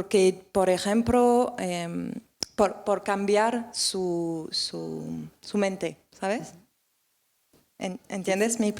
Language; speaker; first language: Spanish; non-native, learner; French